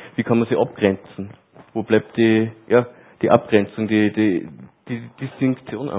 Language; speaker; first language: German; native; German